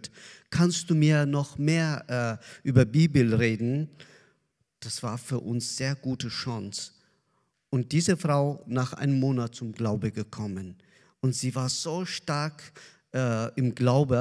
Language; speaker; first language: German; non-native, learner; Azerbaijani